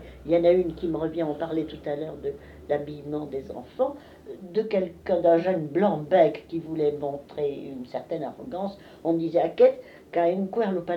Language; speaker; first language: French; native; French